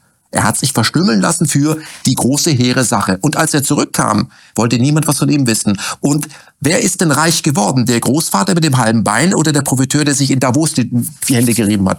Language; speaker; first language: German; native; German